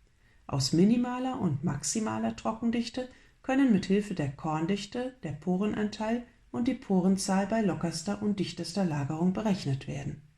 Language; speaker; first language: German; native; German